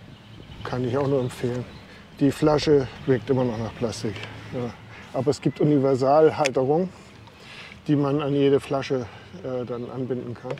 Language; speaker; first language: German; native; German